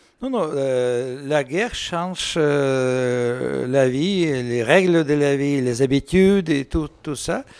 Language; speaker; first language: French; non-native, learner; Russian